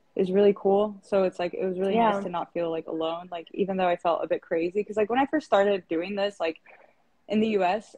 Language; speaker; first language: English; non-native, fluent; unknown